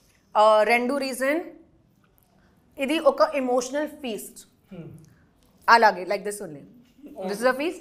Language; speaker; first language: Telugu; non-native, fluent; Hindi